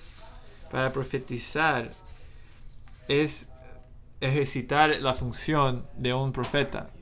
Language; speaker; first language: Spanish; non-native, fluent; English